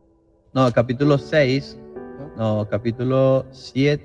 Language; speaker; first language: Spanish; native; Spanish